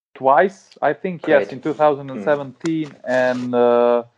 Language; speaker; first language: English; non-native, fluent; Serbian